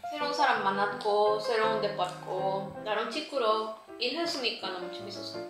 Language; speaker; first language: Korean; non-native, fluent; Spanish